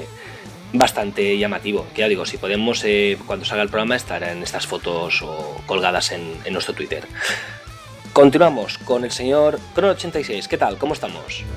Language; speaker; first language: Spanish; native; Spanish